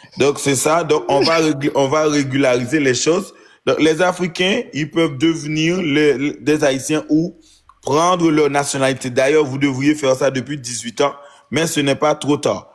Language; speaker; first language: French; non-native, local second language; Haitian Creole